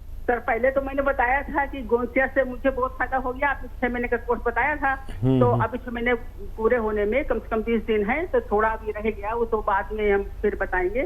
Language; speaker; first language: Hindi; native; Hindi